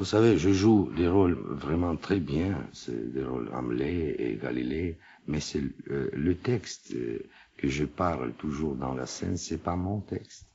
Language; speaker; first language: French; non-native, learner; Russian